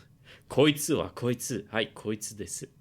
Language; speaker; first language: Japanese; non-native, learner; English